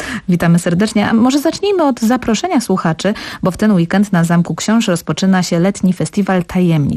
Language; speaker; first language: Polish; native; Polish